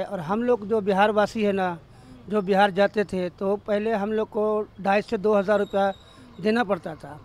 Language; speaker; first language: Hindi; non-native, local second language; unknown